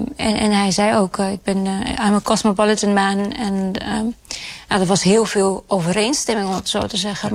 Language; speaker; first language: Dutch; early bilingual, other home language; Urdu